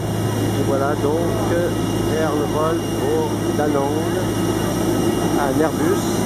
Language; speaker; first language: French; native; French